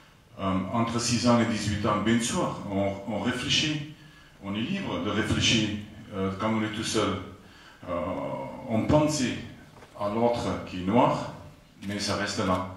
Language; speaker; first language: French; non-native, fluent; Afrikaans